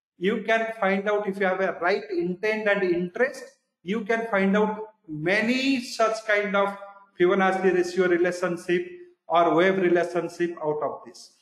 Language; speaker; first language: English; non-native, local second language; Odia